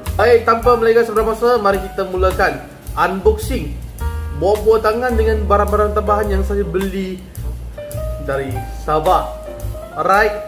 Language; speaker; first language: Malay; non-native, local second language; Chinese